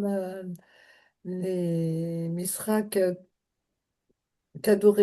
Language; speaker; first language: Hebrew; non-native, learner; French